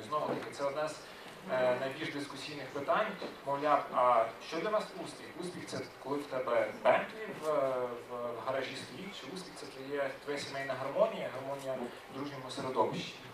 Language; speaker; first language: Ukrainian; native; Ukrainian